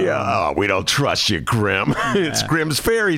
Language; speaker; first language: English; native; English